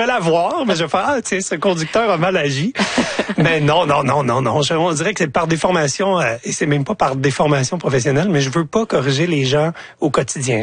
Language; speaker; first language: French; native; French